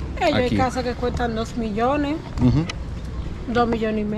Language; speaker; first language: Spanish; native; Spanish